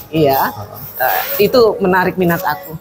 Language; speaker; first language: Indonesian; non-native, local second language; Javanese